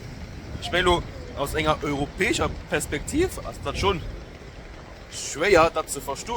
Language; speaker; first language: German; non-native, local second language; Luxembourgish